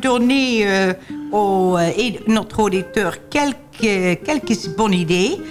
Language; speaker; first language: French; non-native, learner; Dutch